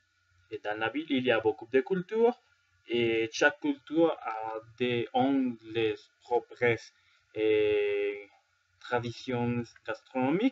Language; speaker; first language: French; non-native, learner; Spanish